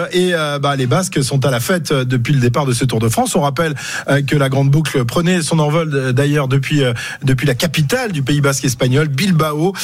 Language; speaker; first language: French; native; French